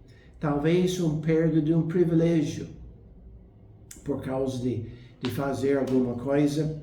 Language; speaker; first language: Portuguese; non-native, fluent; English